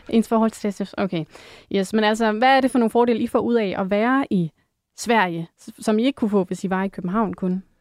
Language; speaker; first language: Danish; native; Danish